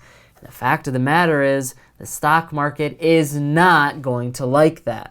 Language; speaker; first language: English; native; English